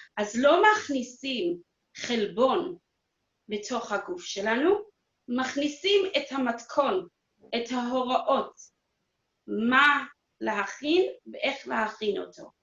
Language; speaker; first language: Hebrew; non-native, fluent; English